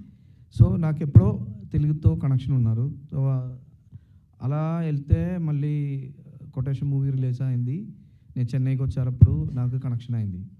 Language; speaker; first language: Telugu; non-native, local second language; Malayalam